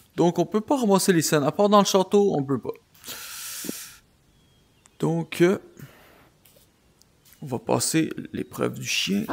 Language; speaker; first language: French; native; French